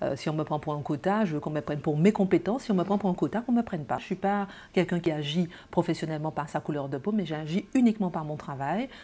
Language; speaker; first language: French; non-native, local second language; Guadeloupean Creole French